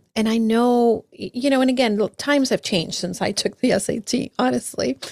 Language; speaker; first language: English; early bilingual, other home language; Spanish